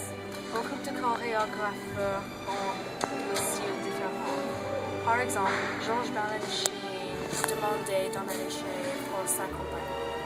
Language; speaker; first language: French; non-native, learner; English